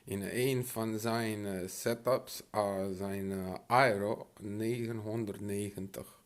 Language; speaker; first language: Dutch; non-native, local second language; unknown